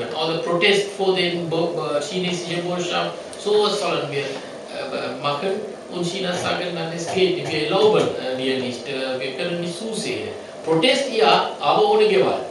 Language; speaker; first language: German; non-native, learner; Sinhala